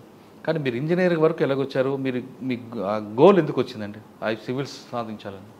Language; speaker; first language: Telugu; native; Telugu